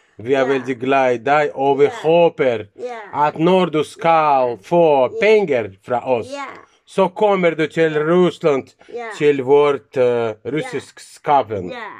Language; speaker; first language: Swedish; non-native, learner; Russian